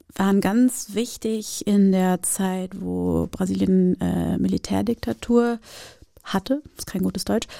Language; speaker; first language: German; early bilingual, other home language; Portuguese